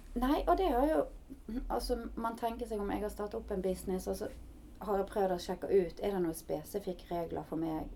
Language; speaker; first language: Norwegian; native; Norwegian